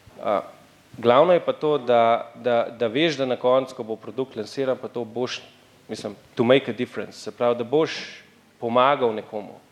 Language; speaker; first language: Slovenian; native; Slovenian